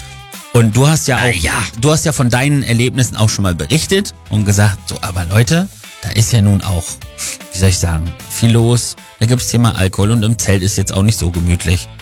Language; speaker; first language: German; native; German